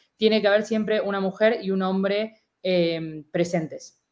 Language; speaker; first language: Spanish; native; Spanish